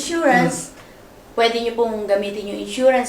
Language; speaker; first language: Filipino; native; Filipino